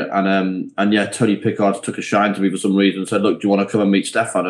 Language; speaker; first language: English; native; English